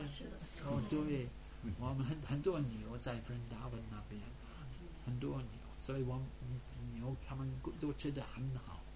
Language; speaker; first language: Chinese; non-native, fluent; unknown